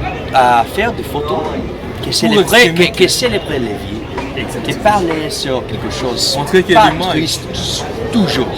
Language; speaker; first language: French; non-native, learner; English